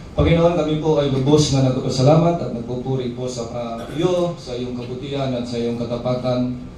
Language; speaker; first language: Filipino; non-native, local second language; Hiligaynon